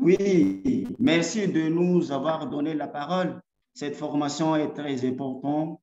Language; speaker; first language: French; non-native, local second language; Malagasy